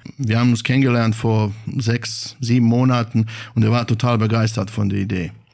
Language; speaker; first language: German; non-native, fluent; Bosnian